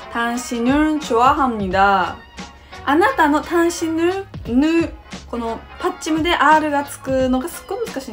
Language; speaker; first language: Japanese; native; Japanese